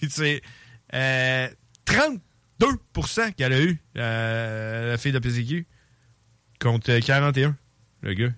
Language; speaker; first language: French; native; French